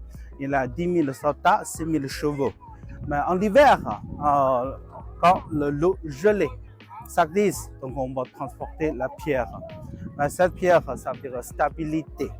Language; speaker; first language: French; non-native, learner; Chinese